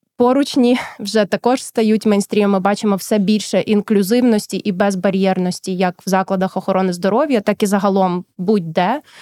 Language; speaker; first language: Ukrainian; early bilingual, heritage; Ukrainian